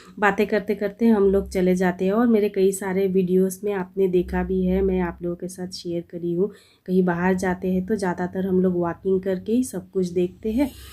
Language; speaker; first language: Hindi; non-native, local second language; Bangla